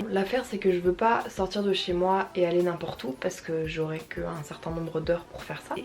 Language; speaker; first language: French; native; French